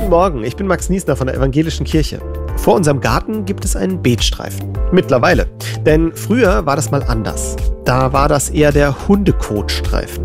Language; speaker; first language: German; native; German